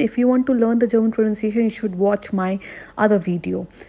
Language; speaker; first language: English; non-native, local second language; Hindi